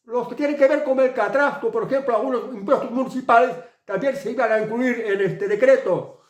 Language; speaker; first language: Spanish; native; Spanish